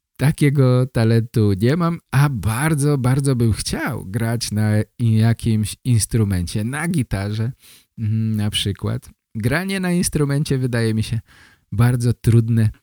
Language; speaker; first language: Polish; native; Polish